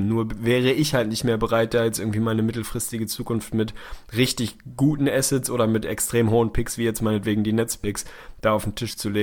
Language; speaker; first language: German; native; German